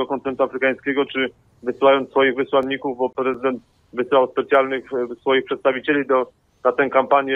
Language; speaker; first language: Polish; native; Polish